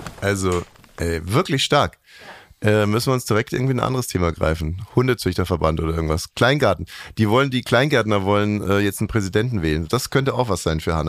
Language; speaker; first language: German; native; German